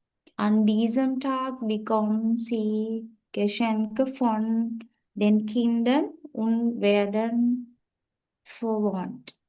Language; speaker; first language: German; non-native, learner; Sinhala